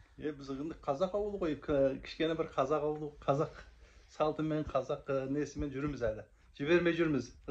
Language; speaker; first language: Kazakh; early bilingual, heritage; Kazakh